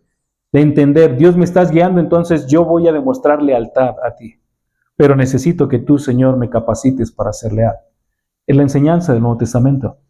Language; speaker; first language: Spanish; native; Spanish